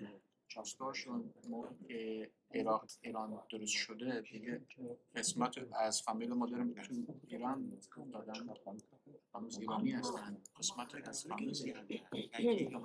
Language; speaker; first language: Persian; non-native, learner; Kurdish